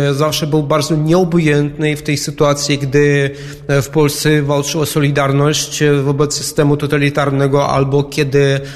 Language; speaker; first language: Polish; non-native, fluent; Ukrainian